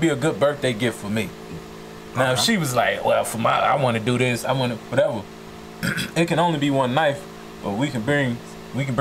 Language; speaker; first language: English; native; English